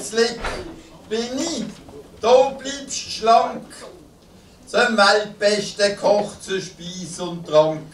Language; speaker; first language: German; native; German